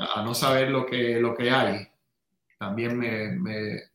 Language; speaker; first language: Spanish; native; Spanish